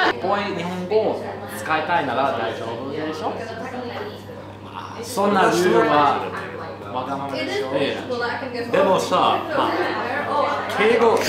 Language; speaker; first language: Japanese; non-native, learner; English